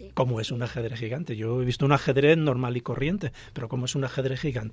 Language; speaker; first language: Spanish; native; Spanish